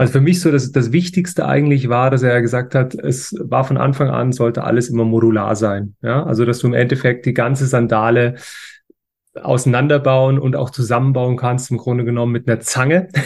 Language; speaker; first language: German; native; German